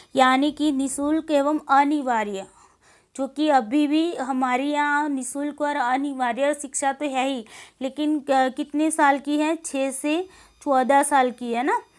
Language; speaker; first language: Hindi; non-native, local second language; Gujarati